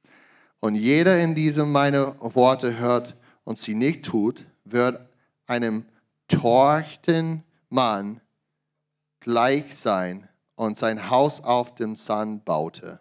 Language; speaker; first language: German; non-native, learner; English